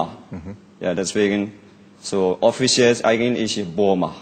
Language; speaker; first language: German; non-native, learner; Burmese